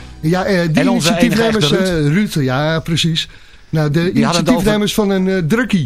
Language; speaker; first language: Dutch; native; Dutch